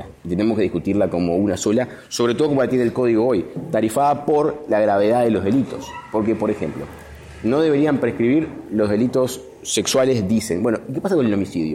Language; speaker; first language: Spanish; native; Spanish